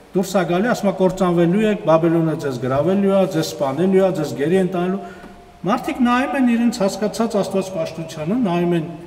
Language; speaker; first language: Armenian; native; Armenian